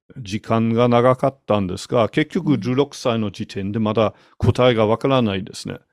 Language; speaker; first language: Japanese; non-native, fluent; German